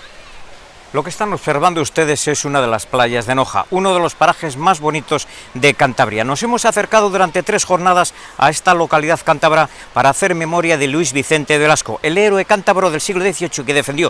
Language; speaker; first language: Spanish; native; Spanish